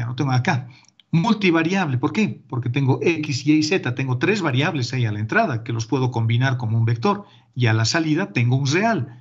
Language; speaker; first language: Spanish; native; Spanish